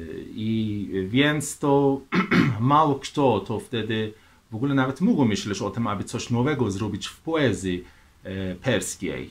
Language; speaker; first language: Polish; non-native, fluent; Persian